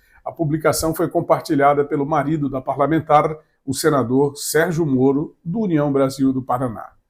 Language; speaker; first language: Portuguese; native; Portuguese